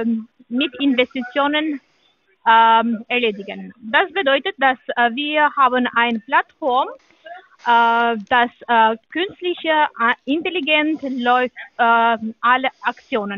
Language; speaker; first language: German; non-native, learner; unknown